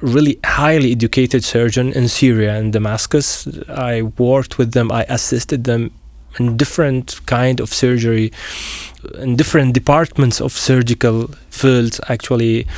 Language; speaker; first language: English; non-native, fluent; Arabic